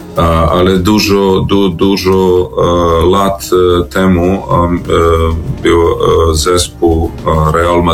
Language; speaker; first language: Polish; non-native, learner; Serbian